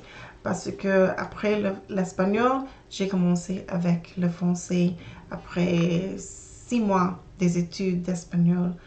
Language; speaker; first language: French; non-native, learner; English